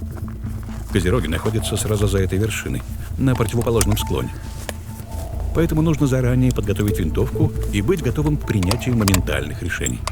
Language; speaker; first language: Russian; native; Russian